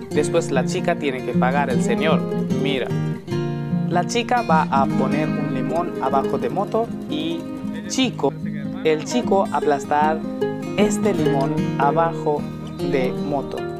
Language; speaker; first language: Spanish; non-native, learner; Hindi